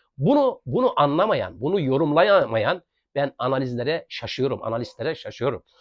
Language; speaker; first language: Turkish; native; Turkish